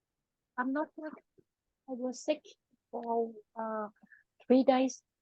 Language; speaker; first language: English; non-native, learner; Vietnamese